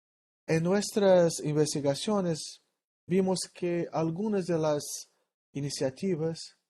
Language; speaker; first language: Spanish; non-native, learner; Portuguese